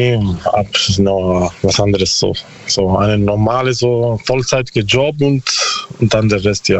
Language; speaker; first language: German; non-native, learner; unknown